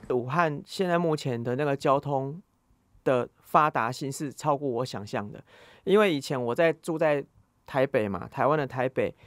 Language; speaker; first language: Chinese; native; Chinese